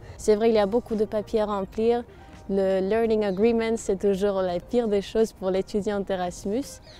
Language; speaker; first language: French; non-native, fluent; Spanish